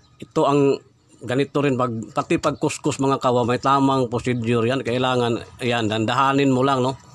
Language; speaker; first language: Filipino; non-native, local second language; Cebuano